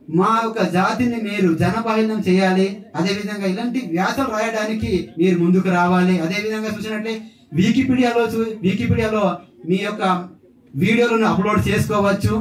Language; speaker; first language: Telugu; non-native, local second language; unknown